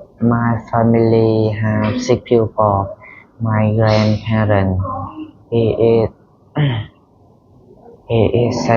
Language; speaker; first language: English; non-native, learner; Vietnamese